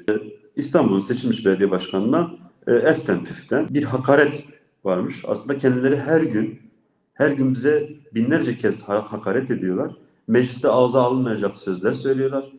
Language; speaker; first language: Turkish; non-native, local second language; Kurdish